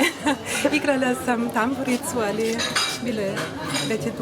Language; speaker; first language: Bosnian; non-native, learner; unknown